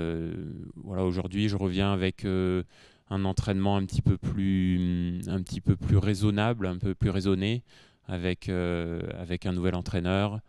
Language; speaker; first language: French; native; French